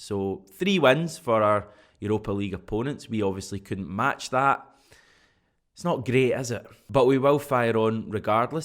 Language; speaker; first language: English; native; English